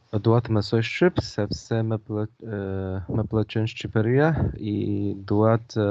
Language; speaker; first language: Albanian; non-native, learner; Chinese